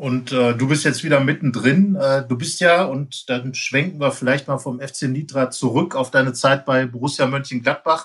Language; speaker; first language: German; native; German